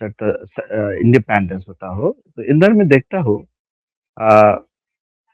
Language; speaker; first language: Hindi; non-native, learner; Bangla